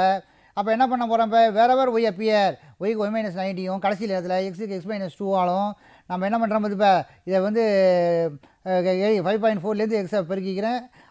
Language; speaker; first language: Tamil; native; Tamil